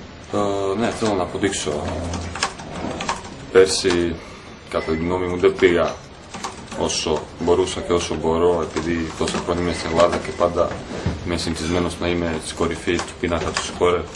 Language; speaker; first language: Greek; non-native, fluent; Croatian